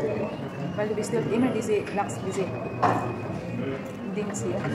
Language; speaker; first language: German; non-native, learner; Filipino